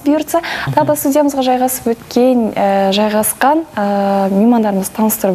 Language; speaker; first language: Kazakh; native; Kazakh